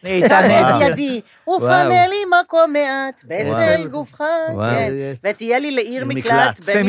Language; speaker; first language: Hebrew; native; Hebrew